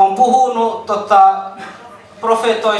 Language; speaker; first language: Finnish; non-native, fluent; Kinyarwanda